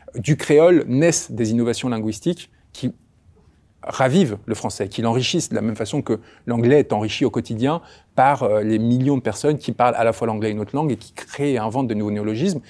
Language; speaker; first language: French; early bilingual, other home language; Spanish